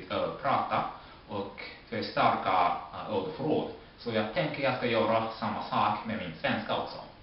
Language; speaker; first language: Swedish; non-native, fluent; Japanese